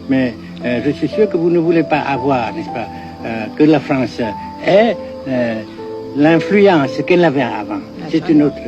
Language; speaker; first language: French; non-native, fluent; Vietnamese